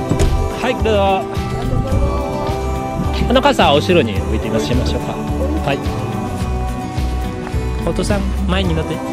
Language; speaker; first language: Japanese; non-native, learner; Indonesian